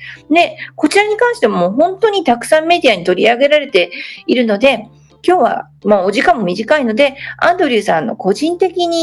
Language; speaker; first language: Japanese; native; Japanese